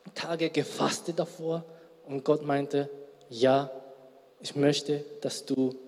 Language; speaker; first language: German; non-native, fluent; Korean